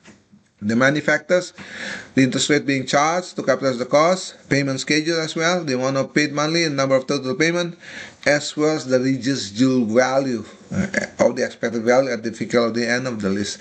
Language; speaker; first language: English; non-native, fluent; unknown